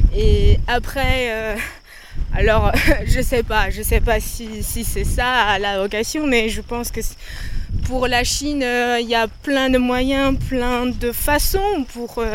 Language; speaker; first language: French; non-native, fluent; Dutch